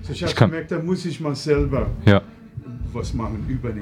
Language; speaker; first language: German; non-native, fluent; English